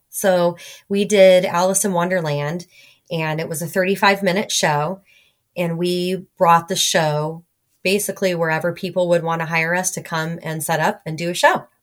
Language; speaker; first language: English; native; English